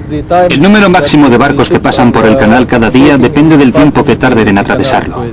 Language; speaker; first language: Spanish; native; Spanish